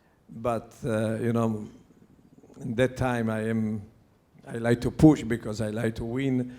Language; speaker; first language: English; non-native, learner; Italian